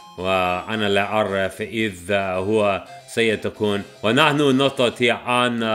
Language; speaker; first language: Arabic; non-native, learner; English